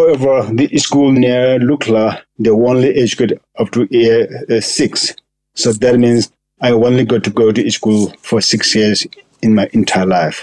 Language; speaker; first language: English; non-native, local second language; Sherpa